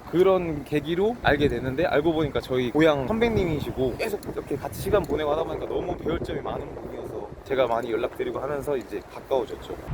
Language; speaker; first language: Korean; native; Korean